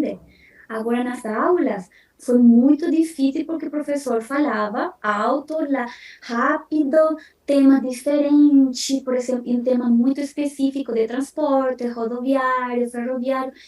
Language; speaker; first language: Portuguese; non-native, fluent; Spanish